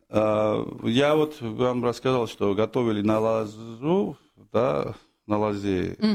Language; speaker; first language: Russian; non-native, fluent; Georgian